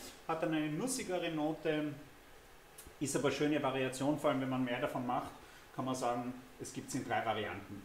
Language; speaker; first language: German; native; German